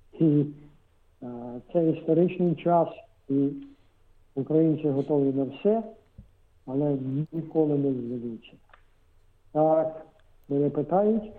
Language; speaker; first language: Ukrainian; non-native, local second language; Russian